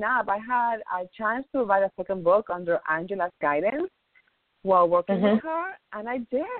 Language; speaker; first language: English; non-native, fluent; Spanish